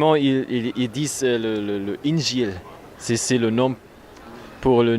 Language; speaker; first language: French; non-native, learner; German